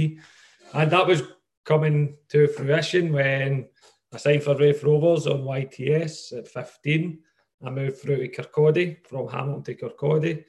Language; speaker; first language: English; native; English